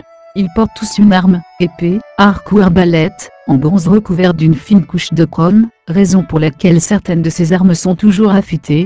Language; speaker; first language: French; native; French